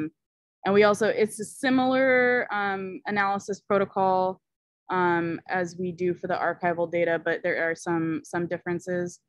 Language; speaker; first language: English; native; English